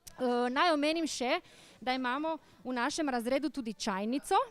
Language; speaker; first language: Slovenian; native; Slovenian